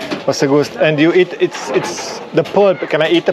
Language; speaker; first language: English; non-native, fluent; Romanian